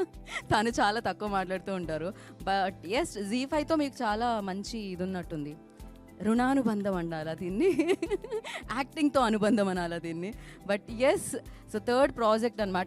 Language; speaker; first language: Telugu; native; Telugu